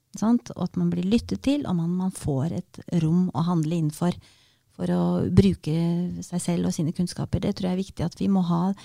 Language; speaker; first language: Norwegian; early bilingual, other home language; Romanian